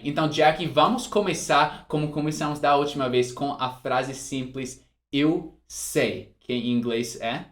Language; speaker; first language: Portuguese; non-native, fluent; English